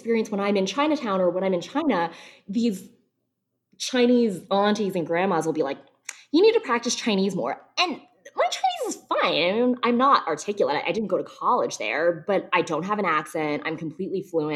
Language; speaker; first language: English; early bilingual, other home language; Chinese